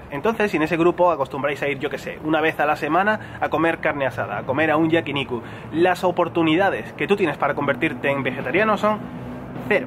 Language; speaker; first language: Spanish; native; Spanish